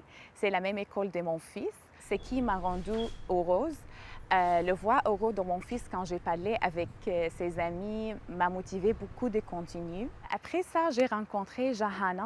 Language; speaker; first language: French; non-native, learner; Arabic